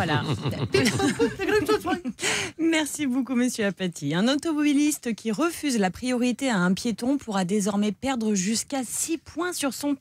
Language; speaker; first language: French; native; French